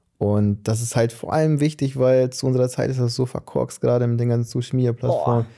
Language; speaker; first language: German; early bilingual, other home language; Portuguese